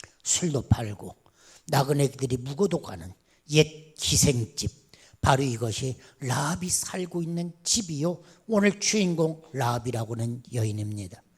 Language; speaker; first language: Korean; native; Korean